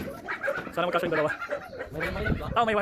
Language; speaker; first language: Filipino; native; Filipino